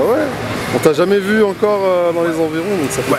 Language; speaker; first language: French; native; French